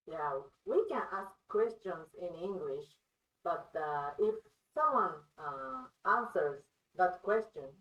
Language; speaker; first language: English; non-native, fluent; Japanese